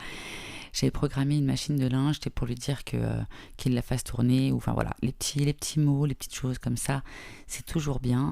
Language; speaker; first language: French; native; French